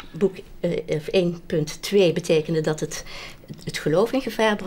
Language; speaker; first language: Dutch; native; Dutch